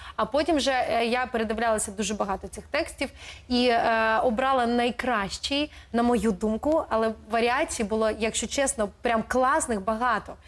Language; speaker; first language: Ukrainian; non-native, local second language; Russian